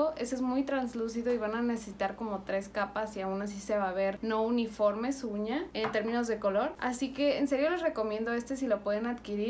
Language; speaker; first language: Spanish; native; Spanish